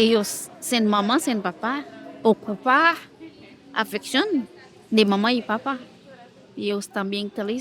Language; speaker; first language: Spanish; non-native, local second language; Haitian Creole